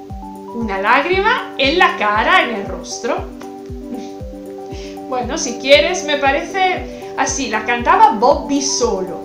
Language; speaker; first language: Spanish; non-native, fluent; Italian